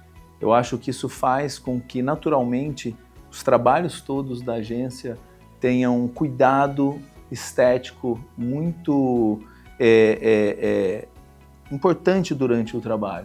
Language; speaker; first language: Portuguese; native; Portuguese